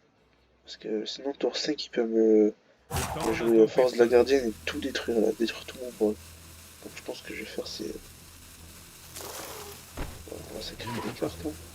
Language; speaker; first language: French; native; French